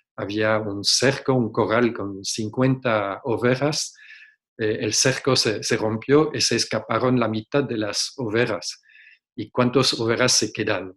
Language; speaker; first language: Spanish; non-native, fluent; French